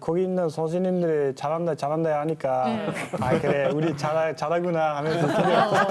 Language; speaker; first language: Korean; non-native, fluent; Uzbek